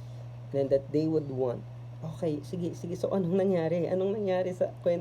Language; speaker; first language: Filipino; native; Filipino